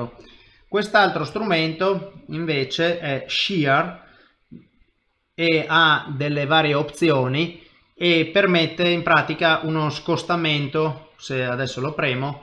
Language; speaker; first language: Italian; native; Italian